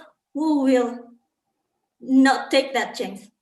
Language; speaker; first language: English; non-native, learner; Indonesian